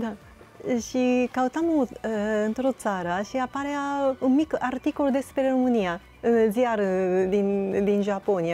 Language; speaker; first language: Romanian; non-native, fluent; Japanese